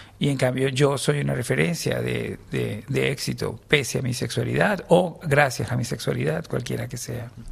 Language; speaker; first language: Spanish; native; Spanish